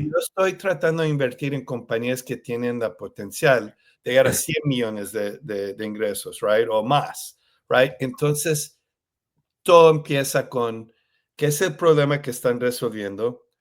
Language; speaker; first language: Spanish; early bilingual, heritage; Spanish